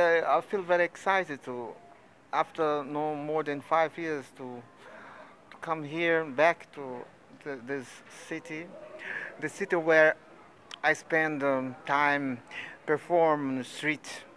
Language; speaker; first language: English; non-native, fluent; Portuguese